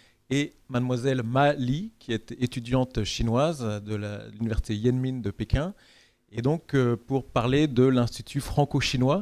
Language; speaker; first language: French; native; French